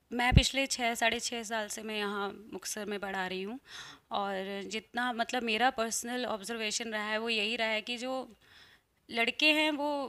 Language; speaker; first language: Hindi; native; Hindi